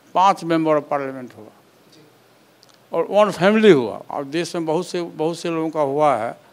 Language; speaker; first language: Hindi; native; Hindi